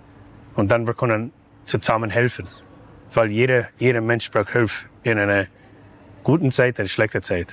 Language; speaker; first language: German; non-native, fluent; English